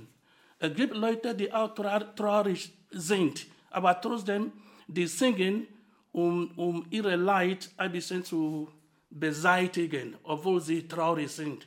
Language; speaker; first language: German; non-native, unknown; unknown